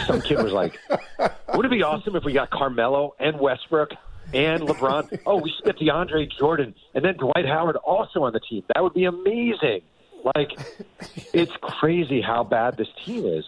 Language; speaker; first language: English; native; English